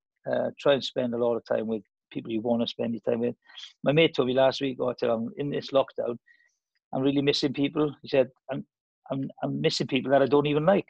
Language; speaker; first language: English; native; English